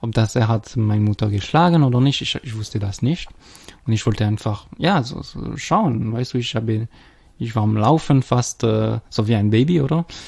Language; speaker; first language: German; non-native, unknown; French